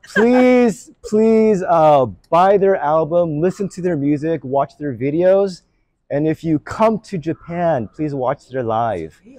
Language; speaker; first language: English; native; English